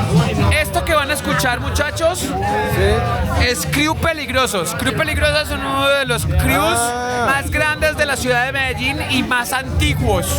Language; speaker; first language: Spanish; native; Spanish